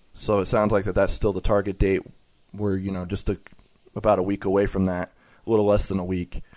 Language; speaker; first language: English; native; English